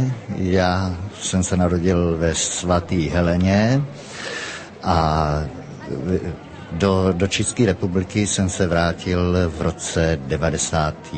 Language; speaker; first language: Czech; early bilingual, heritage; Czech